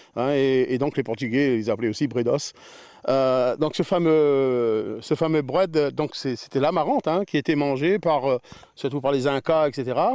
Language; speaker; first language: French; native; French